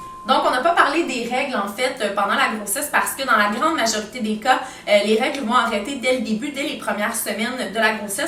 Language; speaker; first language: French; native; French